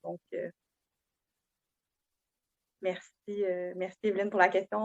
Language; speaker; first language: French; native; French